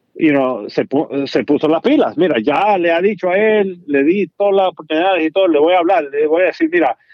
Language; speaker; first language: Spanish; early bilingual, heritage; Spanish